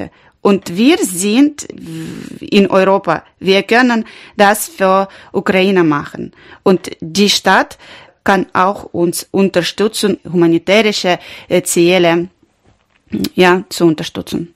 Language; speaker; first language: German; non-native, learner; Ukrainian